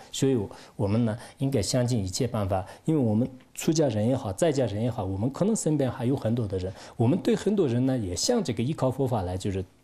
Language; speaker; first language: Chinese; non-native, local second language; Tibetan